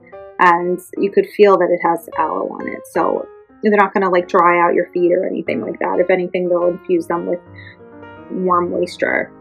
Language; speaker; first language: English; native; English